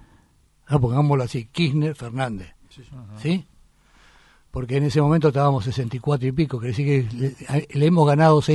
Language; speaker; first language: Spanish; native; Spanish